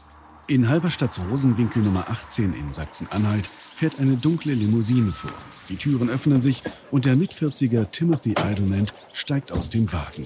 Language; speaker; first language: German; native; German